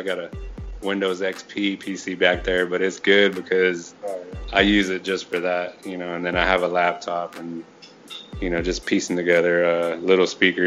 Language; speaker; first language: English; native; English